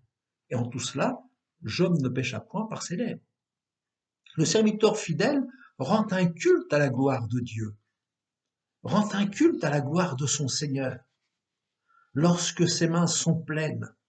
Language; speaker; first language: French; native; French